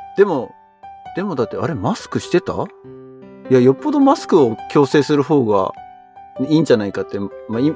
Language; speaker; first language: Japanese; native; Japanese